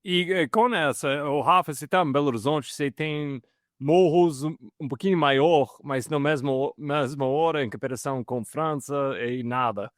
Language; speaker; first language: Portuguese; non-native, fluent; English